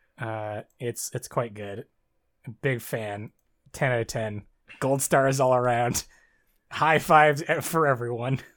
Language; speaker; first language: English; native; English